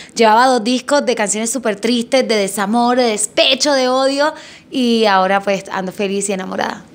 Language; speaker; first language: Spanish; native; Spanish